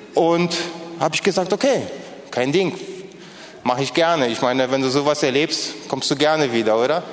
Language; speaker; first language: German; non-native, fluent; Polish